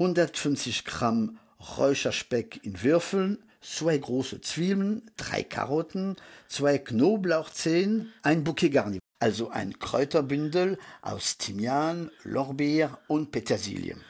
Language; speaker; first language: German; early bilingual, heritage; French